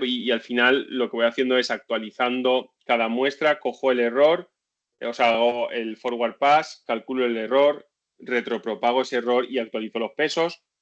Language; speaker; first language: Spanish; native; Spanish